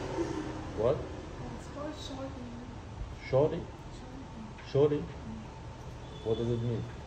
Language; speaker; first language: English; non-native, fluent; Persian